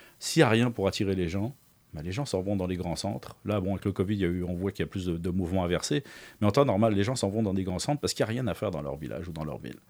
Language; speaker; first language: French; native; French